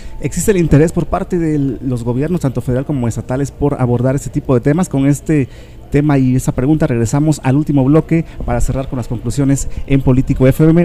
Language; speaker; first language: Spanish; native; Spanish